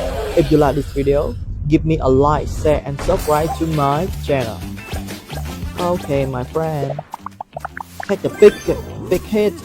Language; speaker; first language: English; non-native, learner; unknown